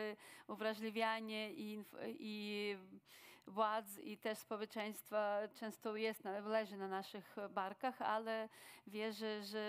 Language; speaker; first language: Polish; non-native, fluent; Ukrainian